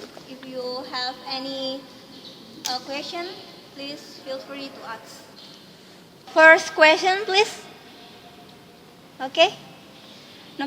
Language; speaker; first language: English; non-native, learner; Indonesian